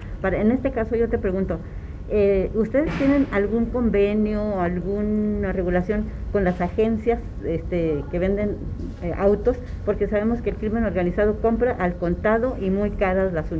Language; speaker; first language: Spanish; native; Spanish